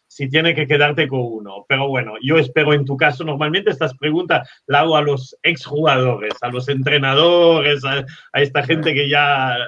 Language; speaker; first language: Spanish; non-native, fluent; Italian